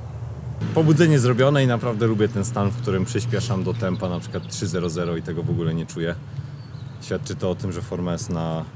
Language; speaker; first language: Polish; native; Polish